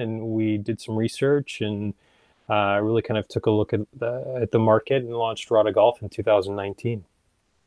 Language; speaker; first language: English; native; English